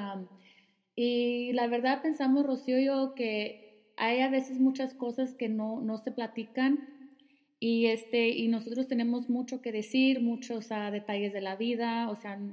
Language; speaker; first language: Spanish; early bilingual, heritage; Spanish